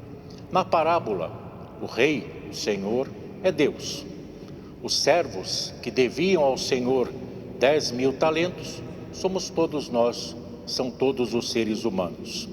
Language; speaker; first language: Portuguese; native; Portuguese